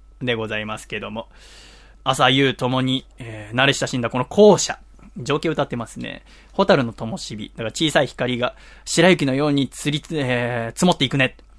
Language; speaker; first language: Japanese; native; Japanese